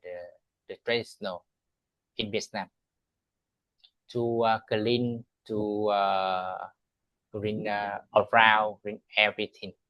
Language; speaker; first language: English; non-native, learner; Vietnamese